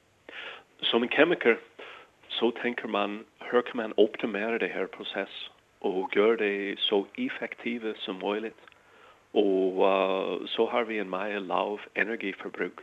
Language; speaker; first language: Danish; non-native, fluent; English